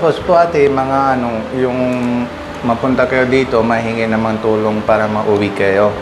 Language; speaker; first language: Filipino; non-native, learner; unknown